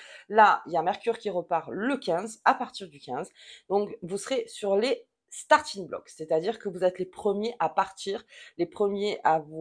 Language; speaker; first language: French; native; French